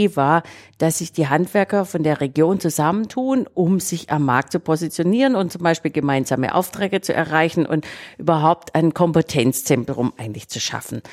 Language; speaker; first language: German; native; German